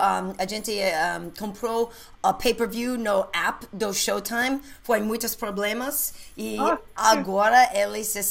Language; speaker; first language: Portuguese; non-native, learner; English